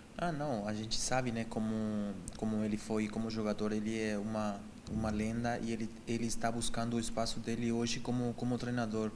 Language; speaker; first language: Portuguese; non-native, fluent; Spanish